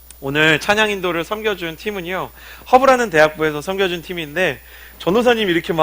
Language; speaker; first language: Korean; native; Korean